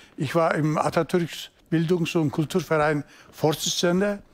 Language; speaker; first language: German; non-native, learner; Turkish